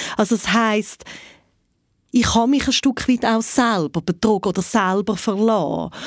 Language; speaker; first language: German; native; German